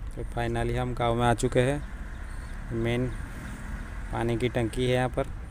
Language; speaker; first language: Hindi; non-native, local second language; Gujarati